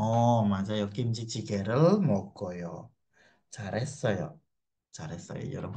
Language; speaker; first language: Korean; non-native, fluent; Indonesian